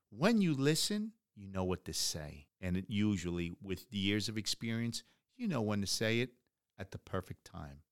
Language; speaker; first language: English; early bilingual, other home language; Spanish